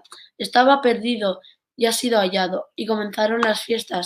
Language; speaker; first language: Spanish; native; Spanish